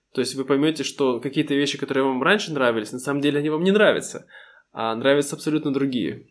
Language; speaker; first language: Russian; native; Russian